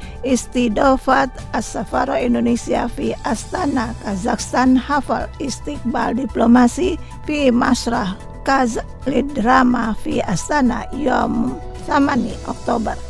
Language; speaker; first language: Arabic; non-native, fluent; Indonesian